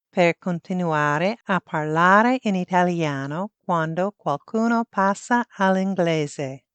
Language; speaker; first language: Italian; non-native, fluent; English